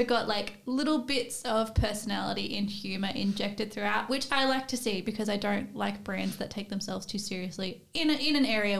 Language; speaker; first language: English; native; English